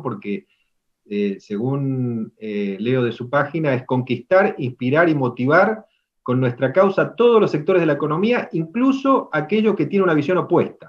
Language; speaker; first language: Spanish; native; Spanish